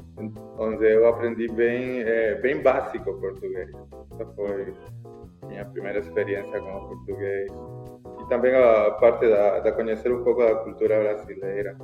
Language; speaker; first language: Portuguese; non-native, learner; Spanish